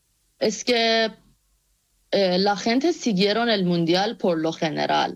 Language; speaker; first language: Spanish; non-native, fluent; Persian